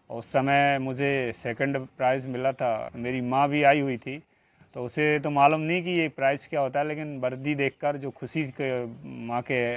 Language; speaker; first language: Hindi; native; Hindi